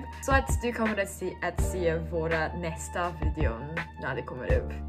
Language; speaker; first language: Swedish; non-native, learner; English